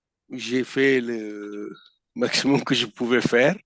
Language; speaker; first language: French; non-native, local second language; Fula